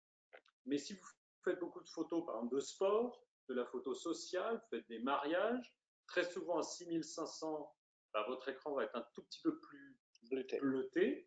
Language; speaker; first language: French; native; French